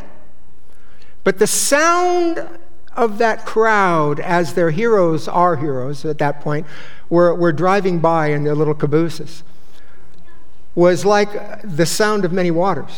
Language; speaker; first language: English; native; English